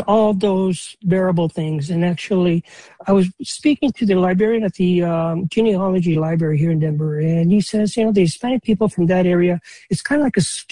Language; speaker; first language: English; native; English